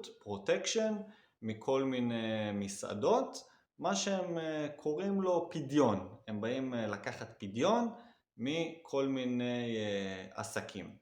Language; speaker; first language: Hebrew; native; Hebrew